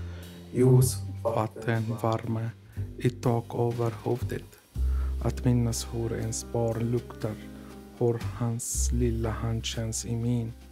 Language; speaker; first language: Swedish; non-native, learner; Arabic